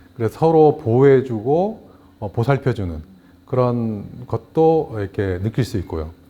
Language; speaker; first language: Korean; native; Korean